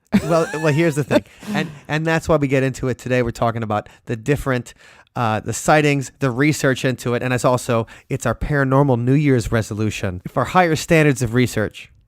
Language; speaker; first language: English; native; English